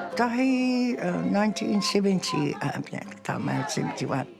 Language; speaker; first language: Māori; native; Māori